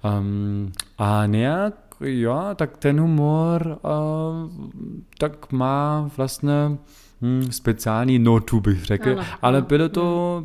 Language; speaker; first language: Czech; non-native, learner; German